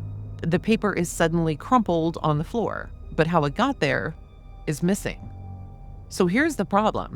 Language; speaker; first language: English; native; English